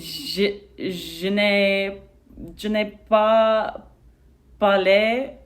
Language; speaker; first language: French; non-native, learner; English